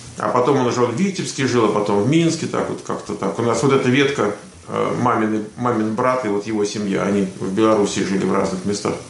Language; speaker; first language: Russian; native; Russian